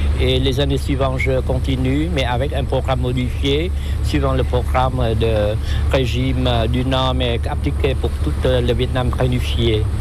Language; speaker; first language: French; non-native, local second language; Vietnamese